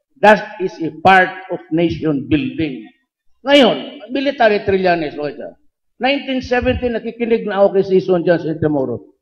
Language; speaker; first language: Filipino; non-native, local second language; Cebuano